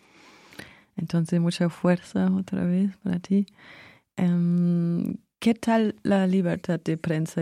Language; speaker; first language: Spanish; non-native, fluent; German